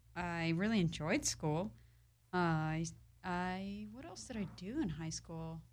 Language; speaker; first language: English; early bilingual, other home language; Polish